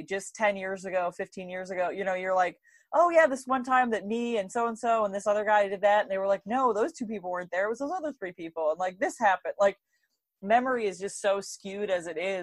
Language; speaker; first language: English; native; English